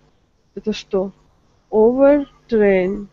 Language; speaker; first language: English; non-native, learner; Russian